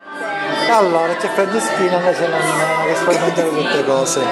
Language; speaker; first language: Italian; native; Italian